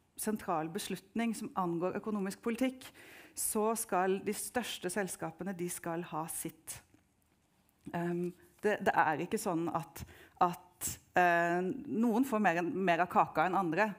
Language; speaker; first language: Norwegian; native; Norwegian